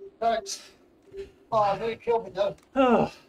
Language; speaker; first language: English; non-native, learner; German